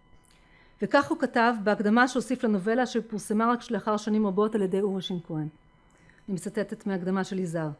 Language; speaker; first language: Hebrew; native; Hebrew